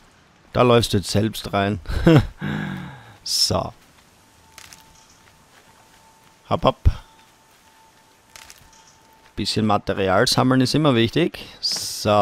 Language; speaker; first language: German; native; German